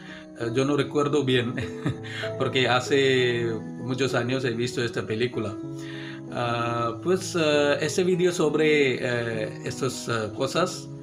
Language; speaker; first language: Spanish; non-native, learner; Malayalam